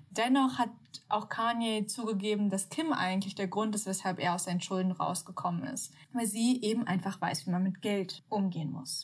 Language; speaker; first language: German; early bilingual, other home language; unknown